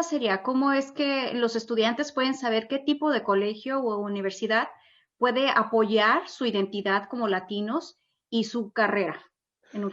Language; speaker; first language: Spanish; native; Spanish